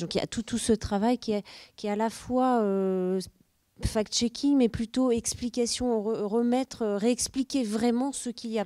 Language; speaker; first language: French; native; French